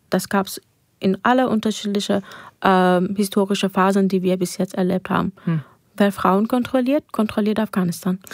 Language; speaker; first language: German; non-native, fluent; Persian